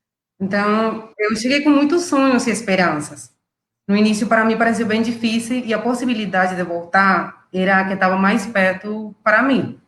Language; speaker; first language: Portuguese; non-native, fluent; Spanish